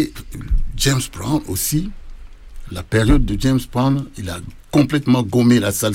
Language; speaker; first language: French; non-native, local second language; Lingala